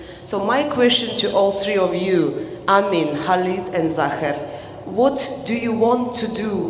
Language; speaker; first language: English; non-native, fluent; Slovenian